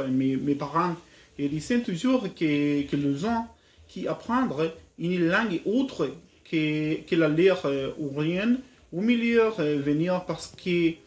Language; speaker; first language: French; non-native, learner; Spanish